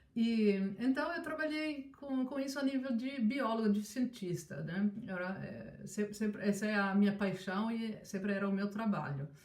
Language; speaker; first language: Portuguese; non-native, fluent; Italian